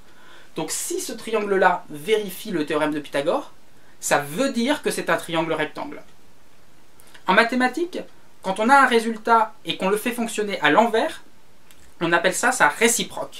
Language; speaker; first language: French; native; French